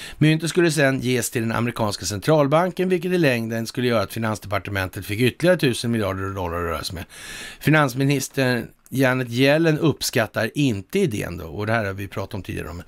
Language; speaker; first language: Swedish; native; Swedish